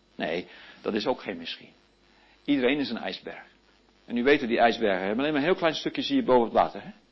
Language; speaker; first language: Dutch; early bilingual, heritage; Dutch